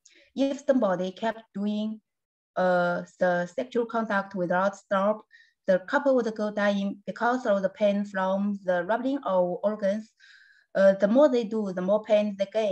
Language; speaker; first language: English; non-native, learner; Chinese